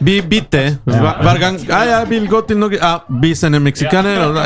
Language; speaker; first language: Norwegian; non-native, learner; Spanish